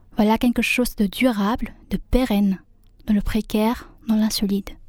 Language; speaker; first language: French; non-native, fluent; Vietnamese